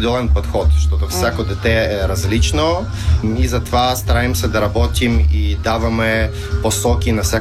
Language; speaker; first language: Bulgarian; non-native, fluent; Ukrainian